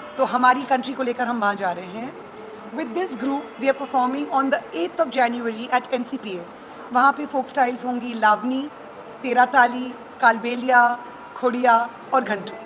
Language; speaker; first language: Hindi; native; Hindi